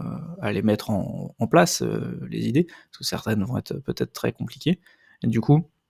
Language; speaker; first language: French; native; French